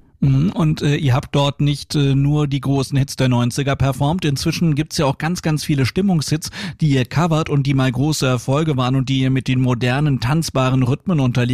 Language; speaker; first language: German; native; German